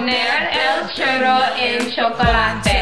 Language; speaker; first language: Spanish; non-native, learner; English